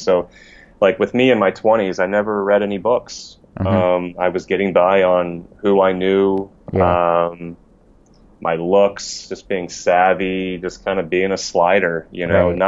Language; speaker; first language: English; native; English